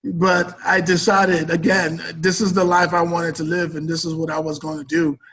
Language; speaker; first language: English; native; English